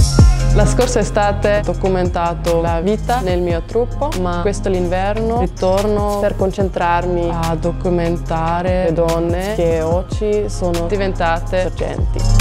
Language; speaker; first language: Italian; non-native, local second language; Swiss German